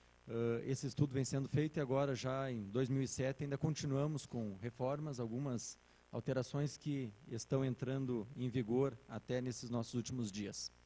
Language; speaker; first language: Portuguese; native; Portuguese